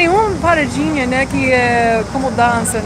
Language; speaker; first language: Portuguese; non-native, learner; English